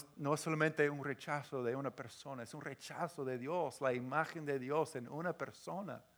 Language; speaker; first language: Spanish; non-native, fluent; English